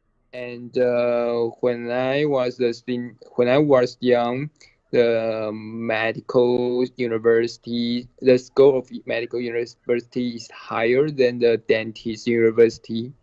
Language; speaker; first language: English; non-native, learner; Chinese